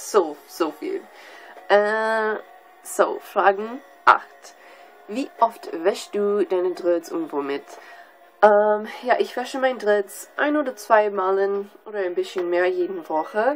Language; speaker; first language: German; non-native, learner; English